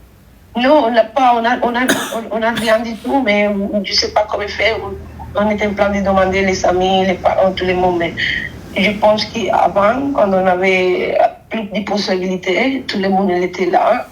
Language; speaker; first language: French; non-native, fluent; Spanish